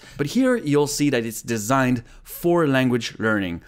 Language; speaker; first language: English; non-native, fluent; Japanese